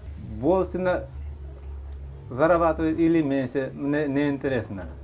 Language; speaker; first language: Russian; non-native, local second language; Uzbek